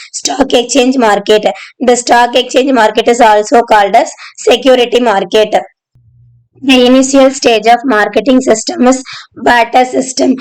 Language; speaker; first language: English; non-native, local second language; Tamil